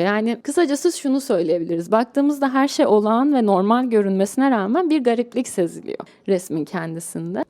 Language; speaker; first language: Turkish; native; Turkish